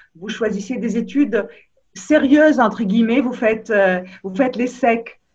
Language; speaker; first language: French; non-native, local second language; Arabic